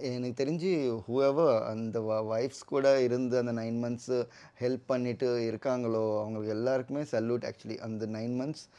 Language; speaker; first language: Tamil; non-native, local second language; Telugu